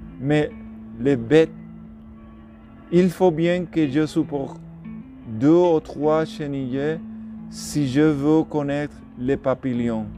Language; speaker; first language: French; non-native, learner; Spanish